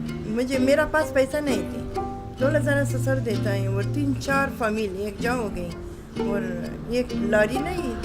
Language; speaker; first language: Hindi; non-native, learner; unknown